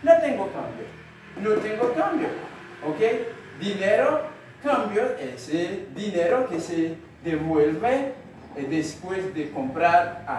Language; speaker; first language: Spanish; non-native, fluent; Haitian Creole